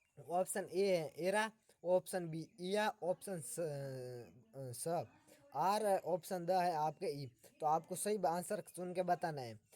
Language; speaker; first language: Hindi; native; Hindi